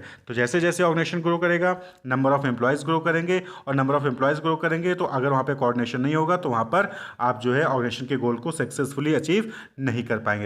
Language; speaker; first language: Hindi; native; Hindi